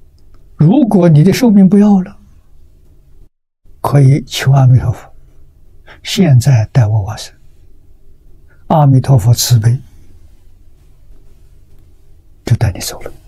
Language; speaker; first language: Chinese; native; Chinese